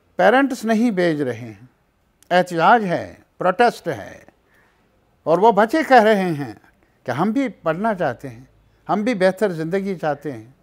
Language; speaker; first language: Urdu; non-native, local second language; Kashmiri